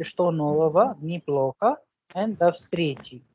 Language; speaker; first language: Russian; non-native, fluent; Hindi